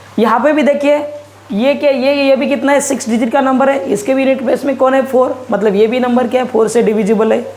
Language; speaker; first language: Hindi; non-native, local second language; Marathi